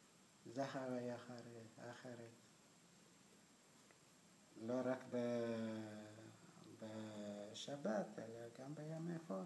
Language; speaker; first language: Hebrew; non-native, fluent; Amharic